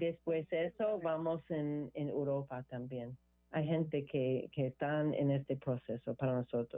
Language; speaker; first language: Spanish; non-native, learner; English